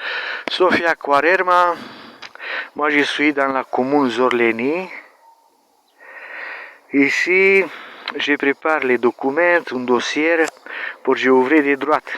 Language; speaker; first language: French; non-native, learner; Romanian